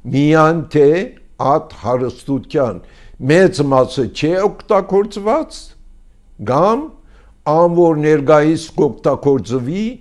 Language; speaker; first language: Armenian; early bilingual, heritage; Armenian